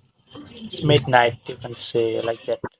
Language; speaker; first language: English; non-native, fluent; Bangla